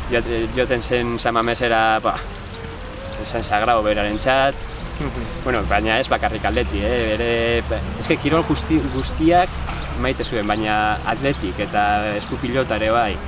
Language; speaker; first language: Basque; non-native, local second language; Spanish